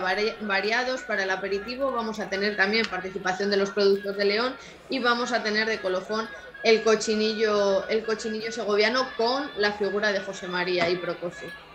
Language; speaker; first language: Spanish; native; Spanish